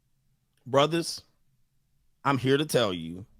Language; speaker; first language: English; native; English